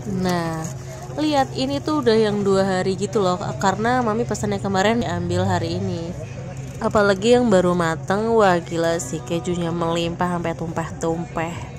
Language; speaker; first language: Indonesian; native; Indonesian